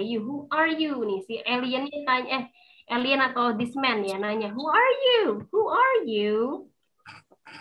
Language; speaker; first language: English; non-native, fluent; Indonesian